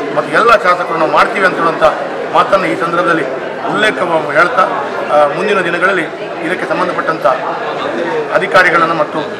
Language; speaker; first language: Kannada; non-native, local second language; Konkani